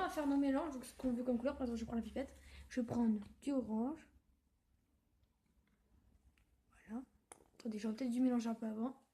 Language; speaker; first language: French; native; French